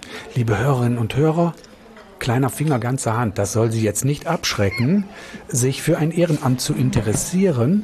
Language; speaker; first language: German; native; German